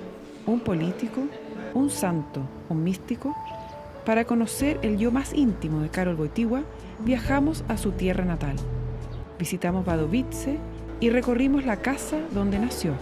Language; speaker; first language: Spanish; native; Spanish